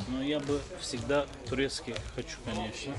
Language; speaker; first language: Russian; non-native, learner; Turkish